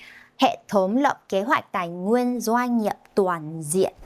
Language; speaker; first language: Vietnamese; non-native, fluent; Korean